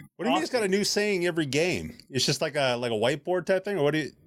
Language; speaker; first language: English; native; English